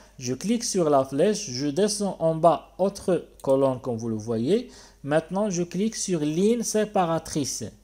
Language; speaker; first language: French; non-native, local second language; Arabic